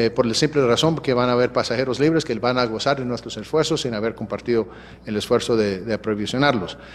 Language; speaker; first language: Spanish; early bilingual, heritage; Spanish